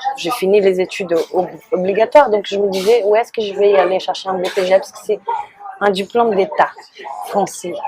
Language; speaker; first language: French; non-native, fluent; Portuguese